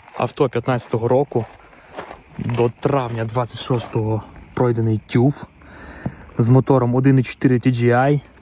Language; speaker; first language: Ukrainian; native; Ukrainian